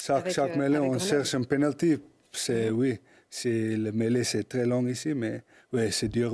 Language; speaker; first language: French; non-native, learner; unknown